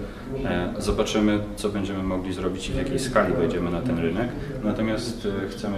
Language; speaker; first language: Polish; native; Polish